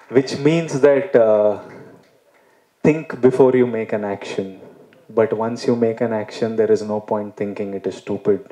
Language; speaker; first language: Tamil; non-native, learner; Telugu